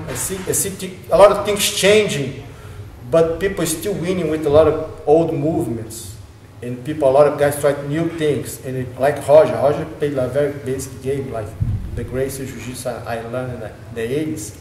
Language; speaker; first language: English; non-native, learner; Portuguese